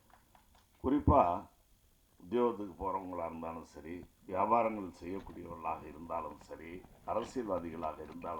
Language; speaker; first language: Tamil; native; Tamil